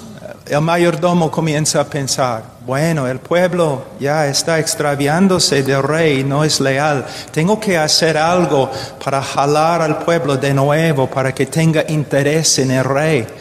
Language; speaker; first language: Spanish; non-native, fluent; English